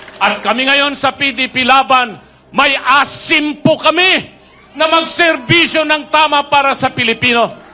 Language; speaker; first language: Filipino; non-native, local second language; Iloko